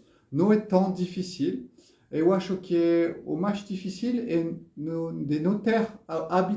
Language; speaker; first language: Portuguese; non-native, fluent; French